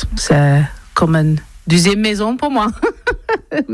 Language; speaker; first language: French; non-native, learner; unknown